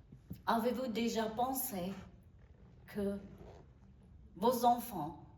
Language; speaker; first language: French; non-native, learner; Burmese